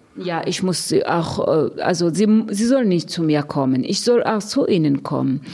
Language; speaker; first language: German; non-native, fluent; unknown